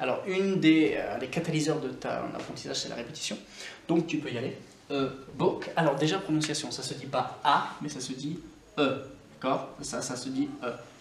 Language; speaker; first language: French; non-native, fluent; English